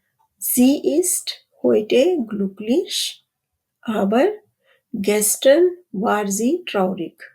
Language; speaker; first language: German; non-native, fluent; Urdu